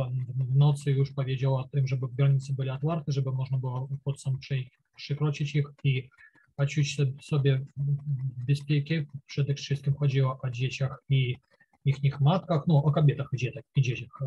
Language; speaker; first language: Polish; non-native, learner; Ukrainian